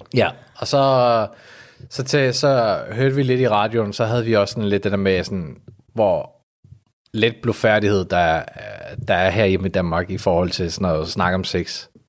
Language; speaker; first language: Danish; early bilingual, other home language; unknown